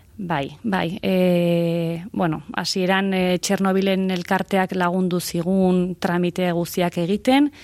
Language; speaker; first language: Basque; native; Basque